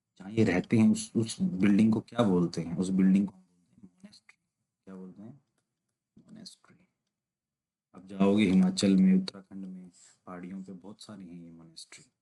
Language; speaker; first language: Hindi; native; Hindi